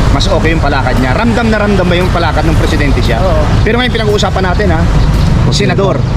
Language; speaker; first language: Filipino; native; Filipino